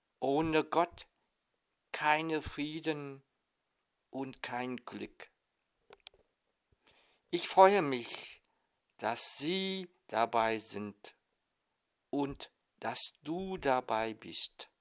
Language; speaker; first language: German; non-native, fluent; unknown